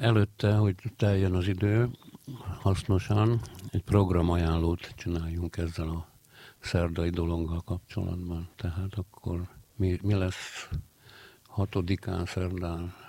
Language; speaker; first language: Hungarian; native; Hungarian